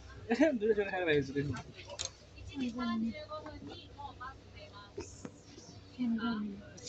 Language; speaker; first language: Japanese; non-native, learner; Nepali